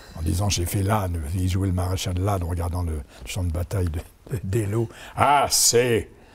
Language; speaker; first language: French; native; French